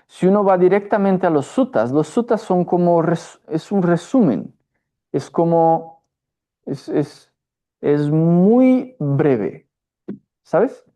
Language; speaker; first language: Spanish; non-native, fluent; Portuguese